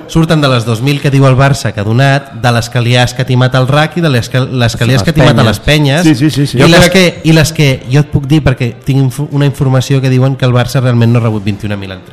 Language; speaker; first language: Catalan; native; Catalan